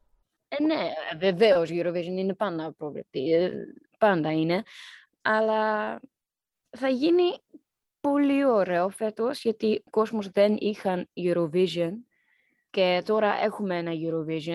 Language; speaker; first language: Greek; early bilingual, heritage; Dutch